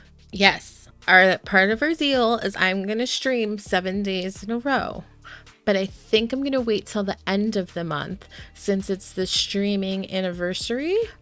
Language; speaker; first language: English; early bilingual, other home language; Spanish